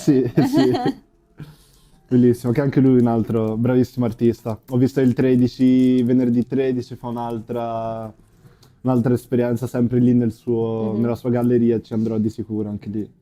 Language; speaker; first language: Italian; native; Italian